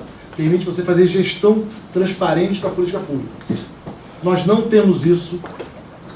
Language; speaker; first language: Portuguese; native; Portuguese